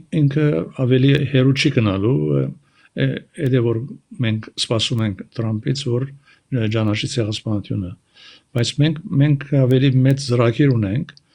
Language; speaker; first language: Armenian; early bilingual, heritage; Armenian